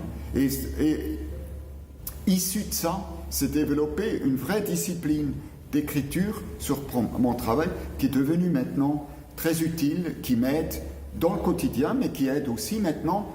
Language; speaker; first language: French; non-native, local second language; German